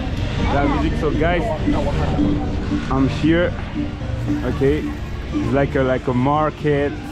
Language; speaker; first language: English; non-native, fluent; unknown